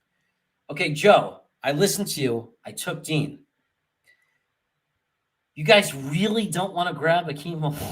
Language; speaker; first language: English; native; English